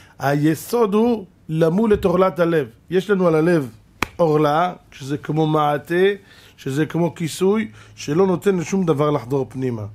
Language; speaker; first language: Hebrew; native; Hebrew